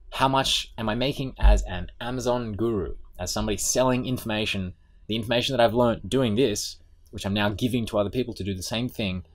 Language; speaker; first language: English; native; English